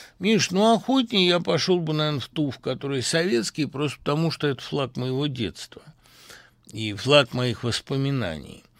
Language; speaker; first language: Russian; native; Russian